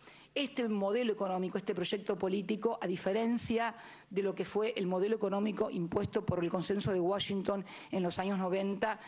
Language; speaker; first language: Spanish; native; Spanish